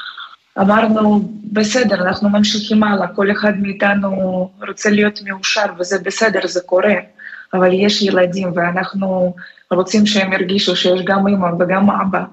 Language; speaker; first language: Hebrew; non-native, fluent; Russian